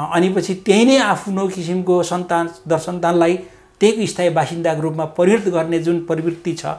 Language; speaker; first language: Nepali; non-native, local second language; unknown